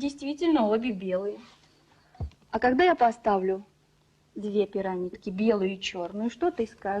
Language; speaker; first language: Russian; native; Russian